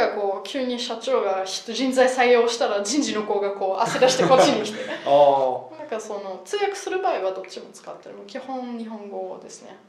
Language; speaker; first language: Japanese; non-native, fluent; German